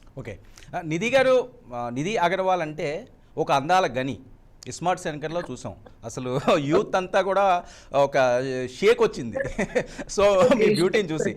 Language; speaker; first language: Telugu; native; Telugu